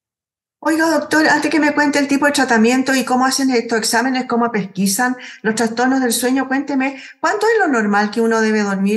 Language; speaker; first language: Spanish; native; Spanish